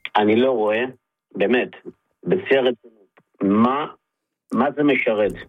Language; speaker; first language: Hebrew; native; Hebrew